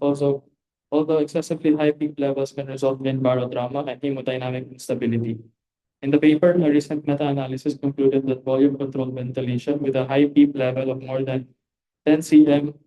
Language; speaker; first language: English; non-native, local second language; Filipino